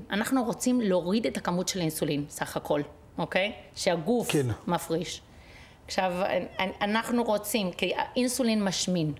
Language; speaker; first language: Hebrew; non-native, fluent; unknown